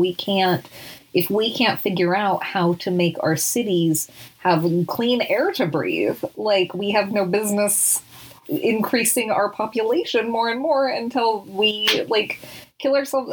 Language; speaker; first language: English; native; English